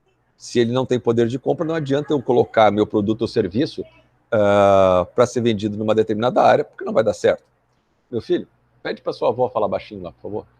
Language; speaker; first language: Portuguese; native; Portuguese